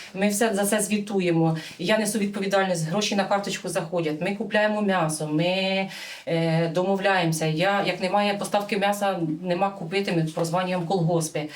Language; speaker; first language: Ukrainian; native; Ukrainian